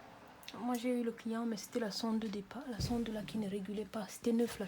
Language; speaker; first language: French; native; French